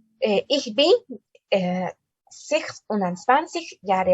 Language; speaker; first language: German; non-native, learner; Spanish